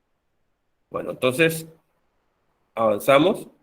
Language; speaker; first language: Spanish; native; Spanish